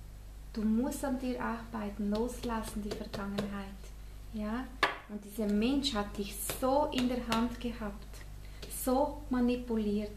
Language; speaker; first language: German; non-native, fluent; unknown